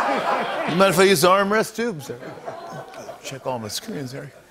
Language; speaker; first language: English; native; English